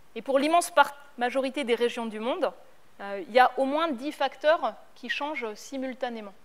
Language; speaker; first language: French; native; French